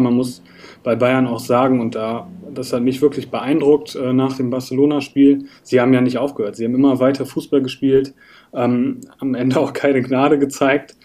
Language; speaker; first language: German; native; German